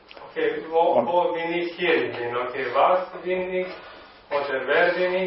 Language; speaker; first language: German; non-native, learner; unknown